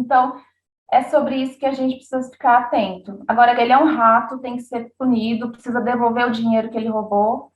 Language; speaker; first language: Portuguese; native; Portuguese